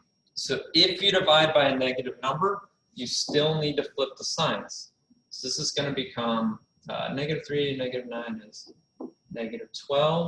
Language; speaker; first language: English; native; English